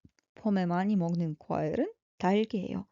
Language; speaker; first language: Korean; non-native, fluent; Russian